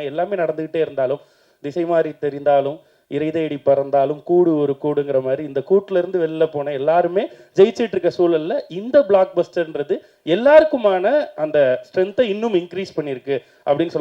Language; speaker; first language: Tamil; native; Tamil